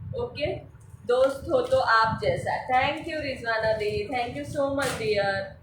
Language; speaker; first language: Hindi; non-native, local second language; Marathi